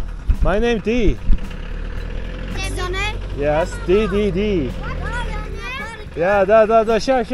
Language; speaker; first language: English; non-native, learner; Korean